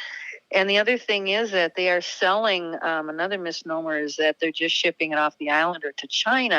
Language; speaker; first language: English; native; English